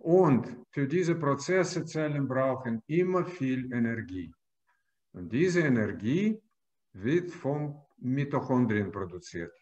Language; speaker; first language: German; non-native, fluent; Russian